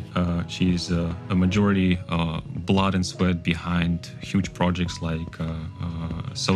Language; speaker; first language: English; non-native, fluent; Kazakh